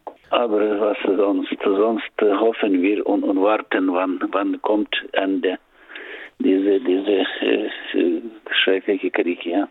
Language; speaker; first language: German; non-native, learner; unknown